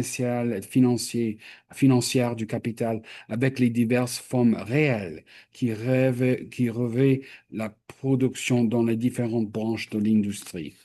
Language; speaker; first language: French; non-native, fluent; English